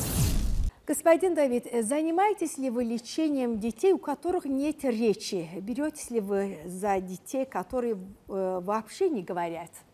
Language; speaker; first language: Russian; non-native, fluent; Azerbaijani